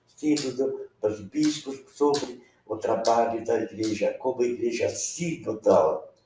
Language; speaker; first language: Portuguese; non-native, local second language; Venetian